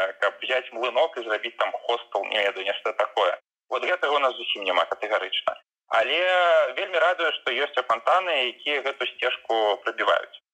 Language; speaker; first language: Belarusian; non-native, local second language; Russian